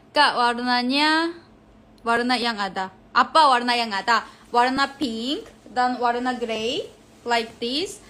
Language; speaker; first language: Indonesian; non-native, fluent; Korean